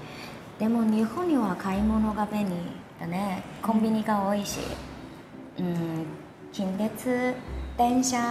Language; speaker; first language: Japanese; non-native, fluent; Chinese